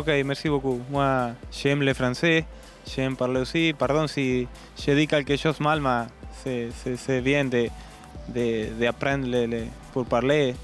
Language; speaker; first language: French; non-native, learner; Spanish